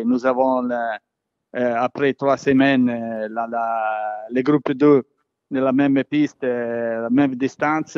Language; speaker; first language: French; non-native, learner; Italian